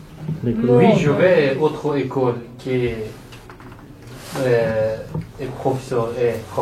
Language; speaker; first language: French; non-native, learner; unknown